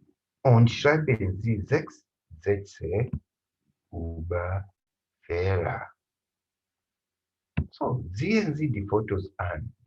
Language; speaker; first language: German; non-native, fluent; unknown